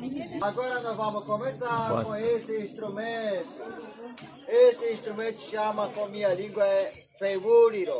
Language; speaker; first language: Portuguese; non-native, local second language; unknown